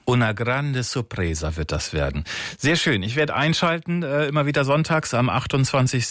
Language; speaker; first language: German; native; German